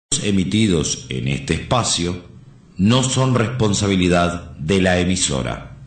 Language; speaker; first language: Spanish; native; Spanish